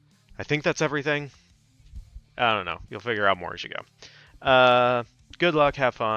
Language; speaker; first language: English; native; English